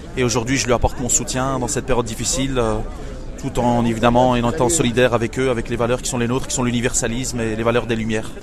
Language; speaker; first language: French; early bilingual, other home language; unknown